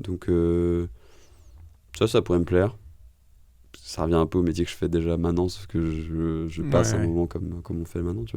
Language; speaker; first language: French; native; French